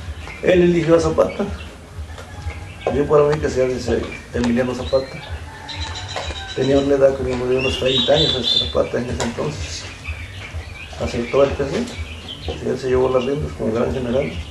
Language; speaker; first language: Spanish; native; Spanish